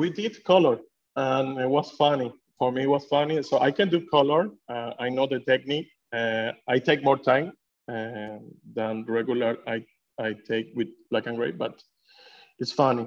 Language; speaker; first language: English; non-native, fluent; Spanish